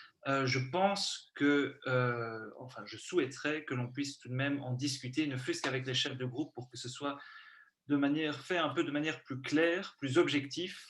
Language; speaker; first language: French; native; French